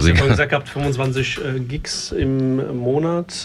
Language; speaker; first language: German; native; German